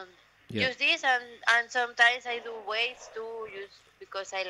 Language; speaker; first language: English; non-native, learner; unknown